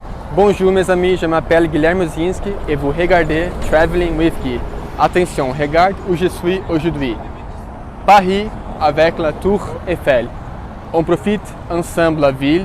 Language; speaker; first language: French; non-native, learner; Portuguese